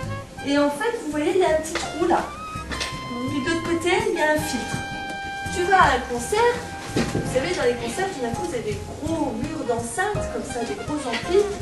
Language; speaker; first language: French; native; French